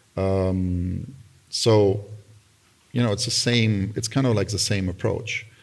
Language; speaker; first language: English; non-native, fluent; German